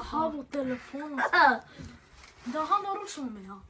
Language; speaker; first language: Swedish; early bilingual, other home language; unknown